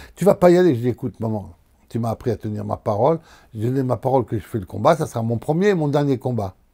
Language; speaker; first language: French; native; French